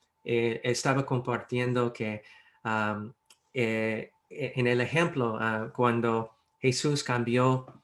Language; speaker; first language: Spanish; non-native, fluent; English